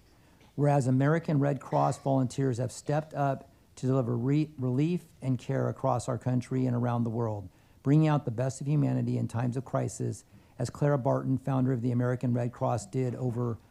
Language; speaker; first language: English; native; English